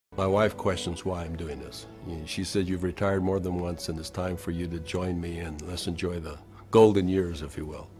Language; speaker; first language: English; native; English